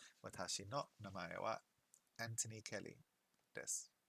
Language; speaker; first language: Japanese; non-native, learner; English